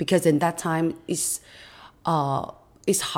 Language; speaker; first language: English; non-native, fluent; Chinese